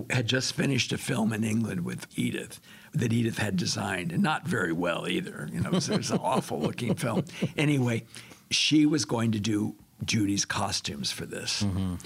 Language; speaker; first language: English; native; English